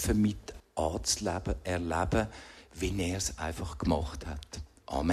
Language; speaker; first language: German; native; German